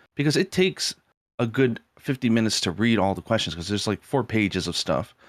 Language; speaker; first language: English; native; English